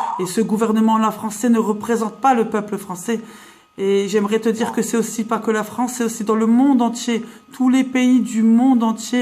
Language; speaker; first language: French; native; French